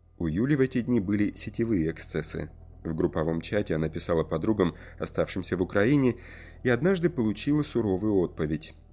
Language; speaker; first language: Russian; native; Russian